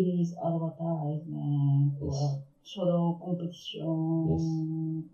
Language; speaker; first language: English; non-native, learner; Japanese